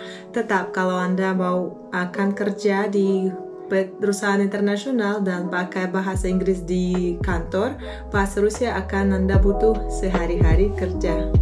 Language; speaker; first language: Indonesian; non-native, fluent; Russian